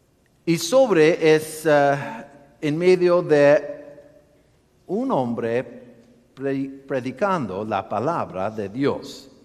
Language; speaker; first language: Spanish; non-native, learner; English